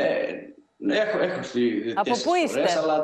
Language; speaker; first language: Greek; early bilingual, heritage; Greek